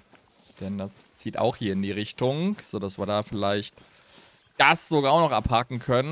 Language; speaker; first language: German; native; German